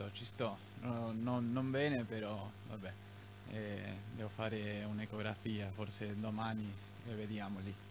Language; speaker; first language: Italian; non-native, fluent; Spanish